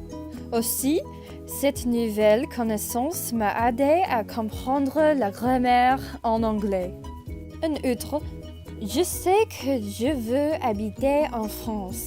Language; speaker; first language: French; non-native, fluent; English